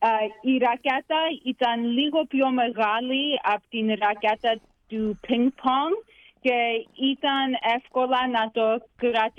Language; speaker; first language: Greek; early bilingual, heritage; Greek